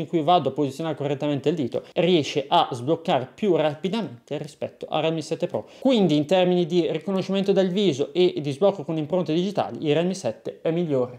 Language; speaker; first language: Italian; native; Italian